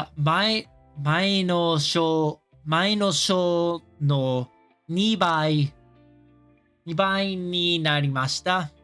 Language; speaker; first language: Japanese; non-native, learner; English